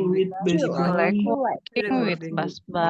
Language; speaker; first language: English; non-native, learner; Indonesian